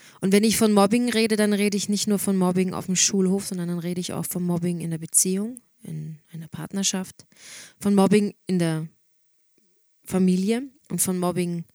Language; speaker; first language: German; native; German